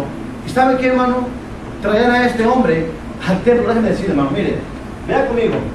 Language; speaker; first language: Spanish; native; Spanish